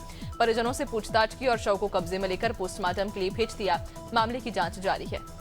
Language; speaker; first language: Hindi; native; Hindi